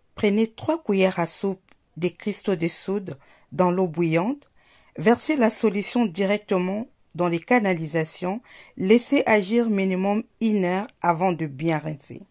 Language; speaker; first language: French; non-native, local second language; Lingala